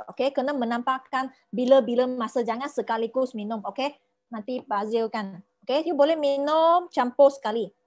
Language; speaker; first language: Malay; non-native, local second language; Chinese